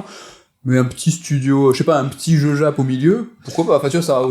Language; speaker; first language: French; native; French